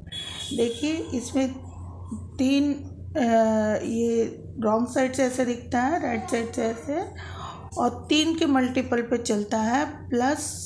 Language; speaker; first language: Hindi; native; Hindi